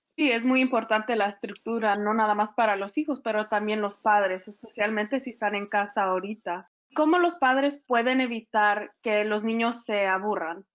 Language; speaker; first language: Spanish; early bilingual, heritage; Spanish